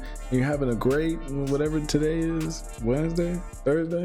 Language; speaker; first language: English; native; English